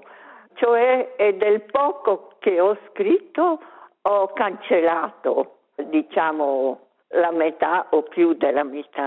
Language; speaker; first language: Italian; non-native, local second language; Romansh